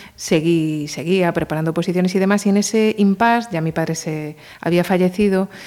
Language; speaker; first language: Spanish; native; Spanish